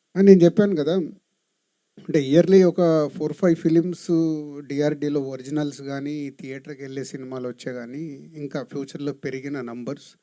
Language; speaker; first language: Telugu; native; Telugu